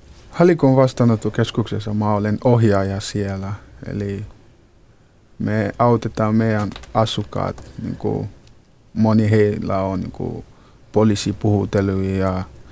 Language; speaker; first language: Finnish; non-native, fluent; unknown